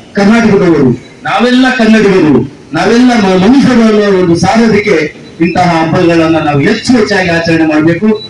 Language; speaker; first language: Kannada; native; Kannada